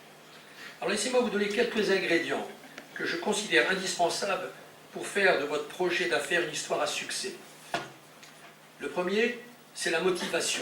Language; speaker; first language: French; native; French